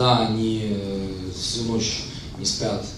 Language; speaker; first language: Russian; native; Russian